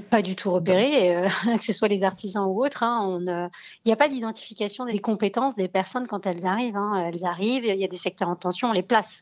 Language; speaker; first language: French; early bilingual, other home language; Arabic